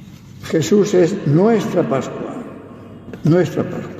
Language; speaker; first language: Spanish; native; Spanish